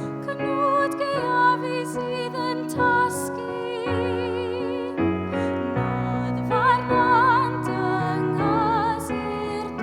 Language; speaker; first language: Welsh; native; Welsh